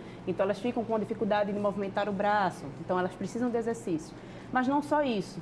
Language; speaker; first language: Portuguese; native; Portuguese